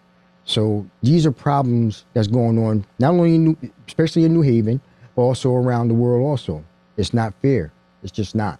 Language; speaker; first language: English; native; English